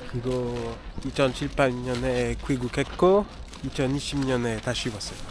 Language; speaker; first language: Korean; non-native, learner; French